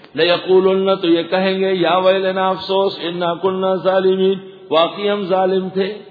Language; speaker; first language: Urdu; non-native, local second language; Pashto